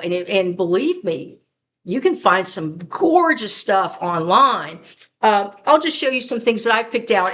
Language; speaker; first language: English; native; English